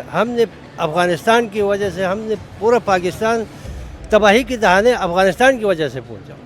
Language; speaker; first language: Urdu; non-native, local second language; Pashto